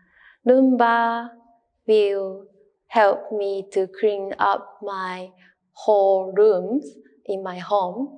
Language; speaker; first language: English; non-native, learner; Japanese